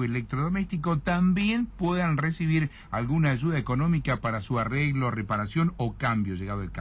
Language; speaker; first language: Spanish; native; Spanish